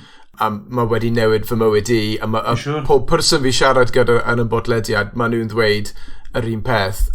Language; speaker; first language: Welsh; non-native, local second language; English